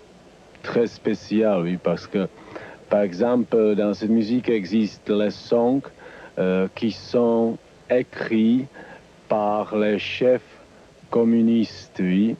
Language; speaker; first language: French; non-native, learner; Czech